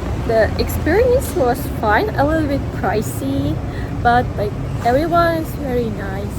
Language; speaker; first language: English; non-native, learner; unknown